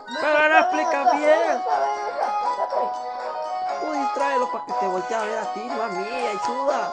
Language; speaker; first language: Spanish; native; Spanish